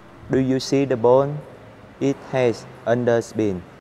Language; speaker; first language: English; non-native, learner; Vietnamese